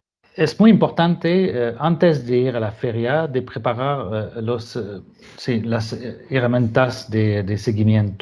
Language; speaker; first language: Spanish; non-native, fluent; French